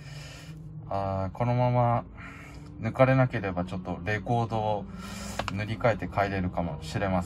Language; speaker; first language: Japanese; native; Japanese